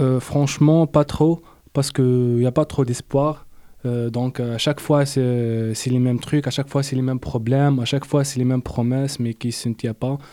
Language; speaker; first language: French; non-native, local second language; Arabic